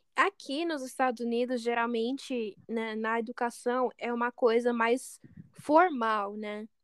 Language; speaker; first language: Portuguese; non-native, fluent; English